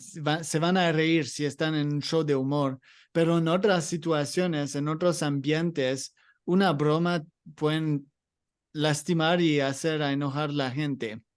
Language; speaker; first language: Spanish; non-native, learner; English